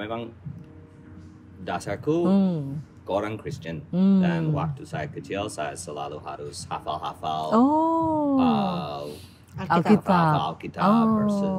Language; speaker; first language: Indonesian; non-native, fluent; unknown